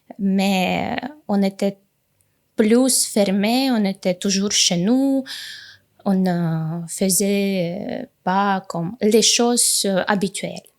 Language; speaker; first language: French; non-native, fluent; Russian